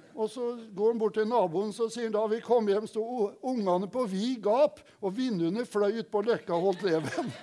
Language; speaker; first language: Norwegian; native; Norwegian